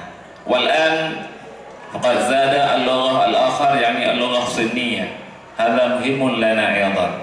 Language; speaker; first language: Arabic; non-native, fluent; Indonesian